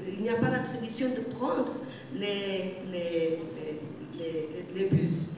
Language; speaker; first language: French; non-native, fluent; Portuguese